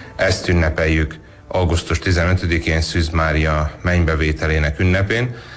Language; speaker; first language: Hungarian; native; Hungarian